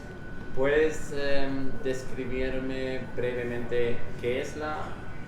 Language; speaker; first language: Spanish; non-native, fluent; English